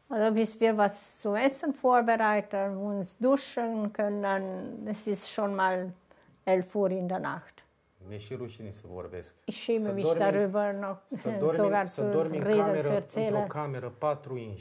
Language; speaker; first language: German; non-native, fluent; Romanian